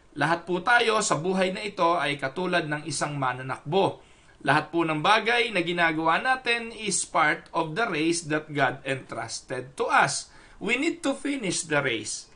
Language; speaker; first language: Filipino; native; Filipino